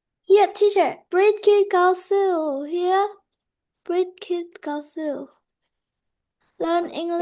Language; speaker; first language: English; non-native, learner; Vietnamese